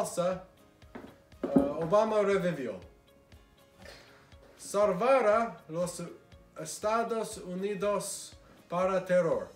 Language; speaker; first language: Spanish; non-native, learner; English